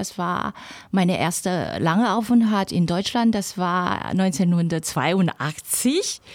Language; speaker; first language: German; non-native, fluent; Chinese